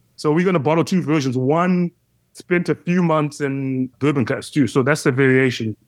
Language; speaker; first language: English; non-native, local second language; Shona